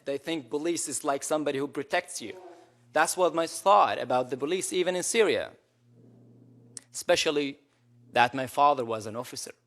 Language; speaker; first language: English; non-native, local second language; Arabic